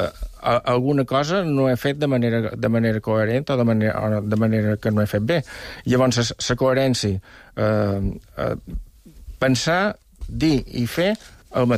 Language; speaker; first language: Catalan; native; Catalan